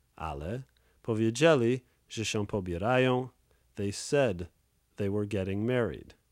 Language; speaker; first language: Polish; native; Polish